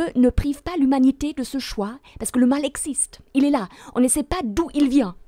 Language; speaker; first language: French; non-native, fluent; German